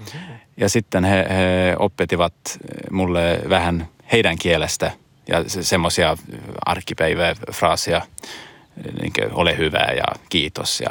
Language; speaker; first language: Finnish; non-native, learner; Swedish